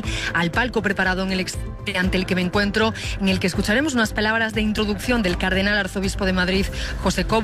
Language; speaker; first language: Spanish; native; Spanish